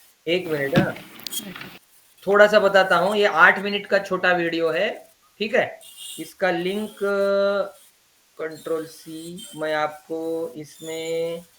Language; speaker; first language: Hindi; native; Hindi